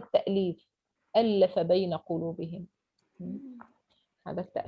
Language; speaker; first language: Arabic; non-native, fluent; Indonesian